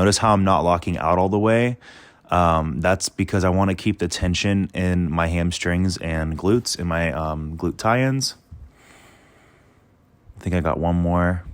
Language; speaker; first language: English; native; English